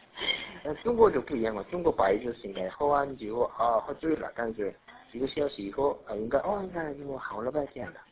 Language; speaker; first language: Chinese; non-native, learner; Korean